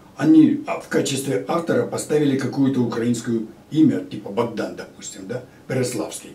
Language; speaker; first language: Russian; native; Russian